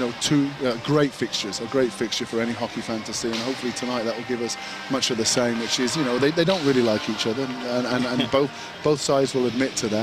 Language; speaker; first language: English; native; English